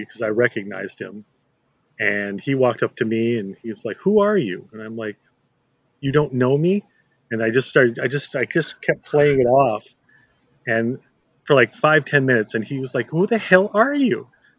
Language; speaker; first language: English; native; English